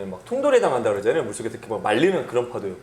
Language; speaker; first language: Korean; native; Korean